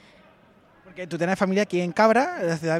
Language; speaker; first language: Spanish; native; Spanish